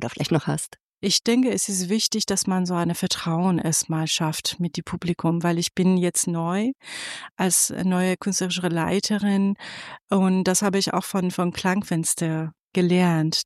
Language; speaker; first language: German; non-native, fluent; Persian